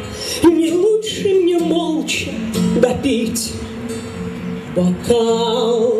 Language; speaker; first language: Russian; native; Russian